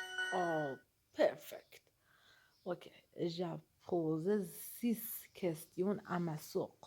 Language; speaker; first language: French; non-native, learner; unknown